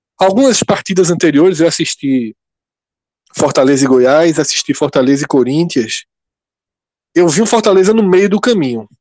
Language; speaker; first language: Portuguese; native; Portuguese